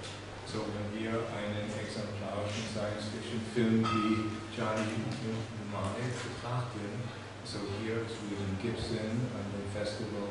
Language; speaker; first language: German; non-native, fluent; English